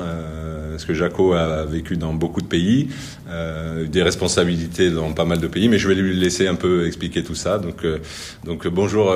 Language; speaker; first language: French; native; French